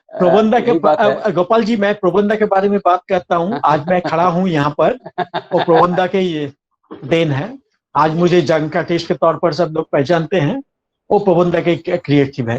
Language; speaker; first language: Hindi; native; Hindi